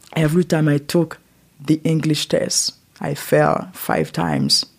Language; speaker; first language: English; non-native, learner; Haitian Creole